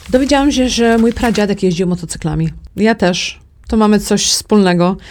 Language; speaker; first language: Polish; early bilingual, heritage; Polish